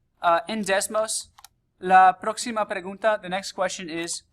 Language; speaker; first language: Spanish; non-native, fluent; English